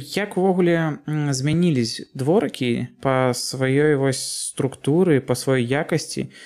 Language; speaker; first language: Belarusian; native; Belarusian